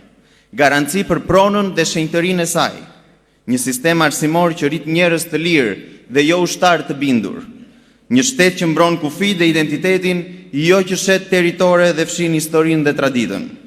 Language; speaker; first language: Albanian; native; Albanian